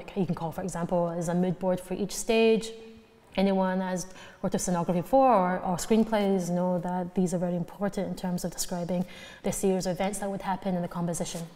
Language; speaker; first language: English; native; English